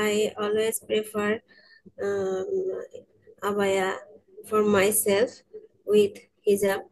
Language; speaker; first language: English; non-native, learner; Bangla